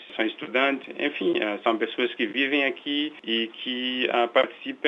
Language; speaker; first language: Portuguese; non-native, local second language; Kabuverdianu